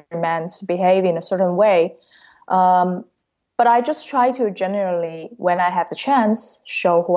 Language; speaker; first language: English; non-native, fluent; Cantonese